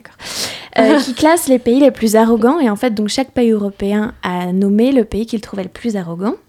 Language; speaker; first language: French; native; French